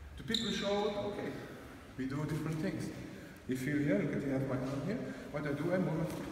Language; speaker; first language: English; non-native, learner; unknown